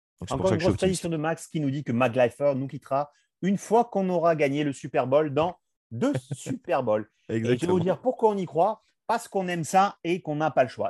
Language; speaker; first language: French; native; French